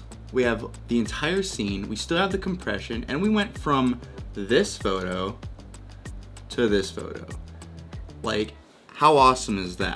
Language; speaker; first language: English; native; English